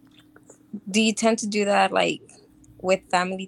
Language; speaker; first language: English; native; English